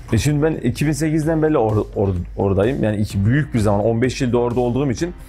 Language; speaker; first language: Turkish; native; Turkish